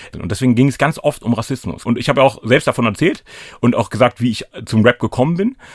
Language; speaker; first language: German; native; German